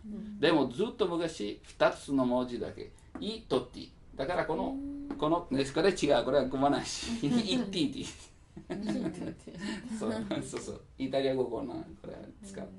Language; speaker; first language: Japanese; non-native, learner; Italian